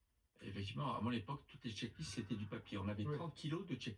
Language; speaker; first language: French; native; French